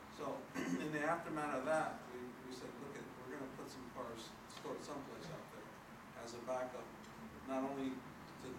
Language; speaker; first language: English; native; English